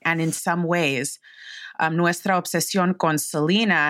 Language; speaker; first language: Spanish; early bilingual, heritage; English